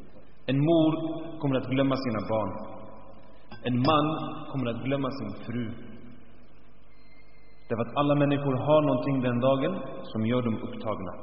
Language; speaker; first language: Swedish; early bilingual, other home language; Arabic